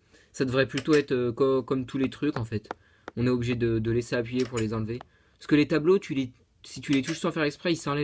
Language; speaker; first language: French; native; French